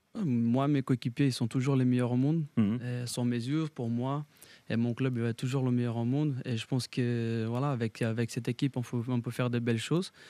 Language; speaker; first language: French; non-native, fluent; Portuguese